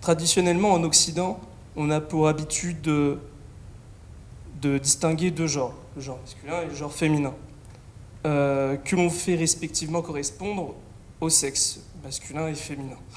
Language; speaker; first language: French; native; French